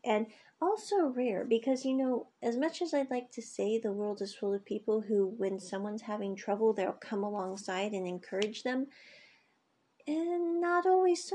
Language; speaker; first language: English; native; English